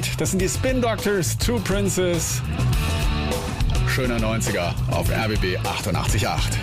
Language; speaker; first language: German; native; German